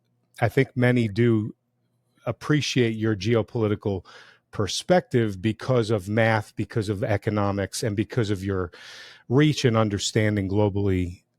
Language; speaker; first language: English; native; English